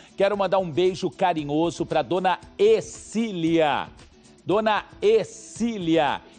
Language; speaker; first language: Portuguese; native; Portuguese